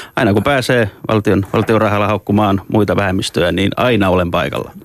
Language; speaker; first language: Finnish; early bilingual, other home language; Persian